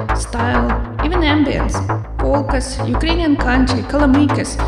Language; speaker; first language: English; non-native, fluent; Ukrainian